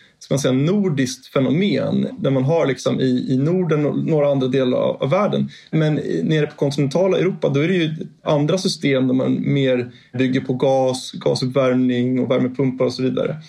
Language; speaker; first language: Swedish; native; Swedish